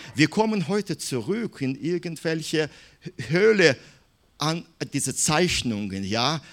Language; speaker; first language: German; non-native, fluent; Russian